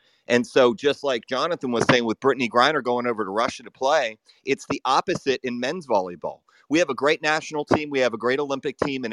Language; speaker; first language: English; native; English